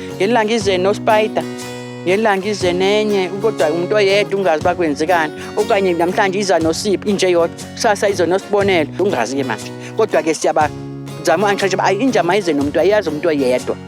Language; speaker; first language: Zulu; non-native, local second language; Xhosa